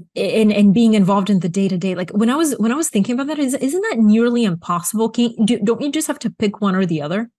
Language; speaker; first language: English; early bilingual, other home language; Bulgarian